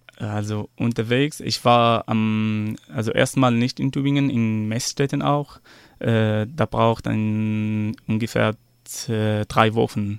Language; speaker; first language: German; non-native, learner; Arabic